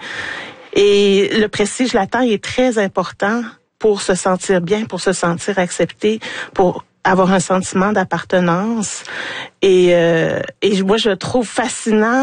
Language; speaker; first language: French; native; French